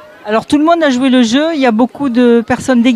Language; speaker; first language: French; native; French